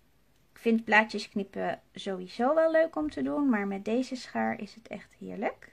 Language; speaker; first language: Dutch; native; Dutch